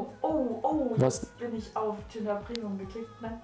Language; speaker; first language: German; native; German